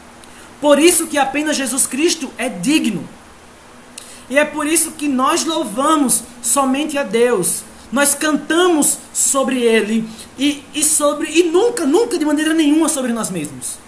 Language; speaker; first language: Portuguese; native; Portuguese